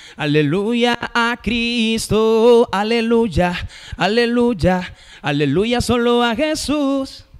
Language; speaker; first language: Spanish; native; Spanish